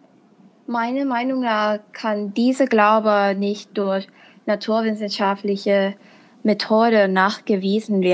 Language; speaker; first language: German; non-native, fluent; Thai